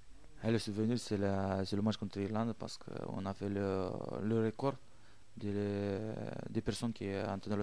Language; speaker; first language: French; non-native, learner; Romanian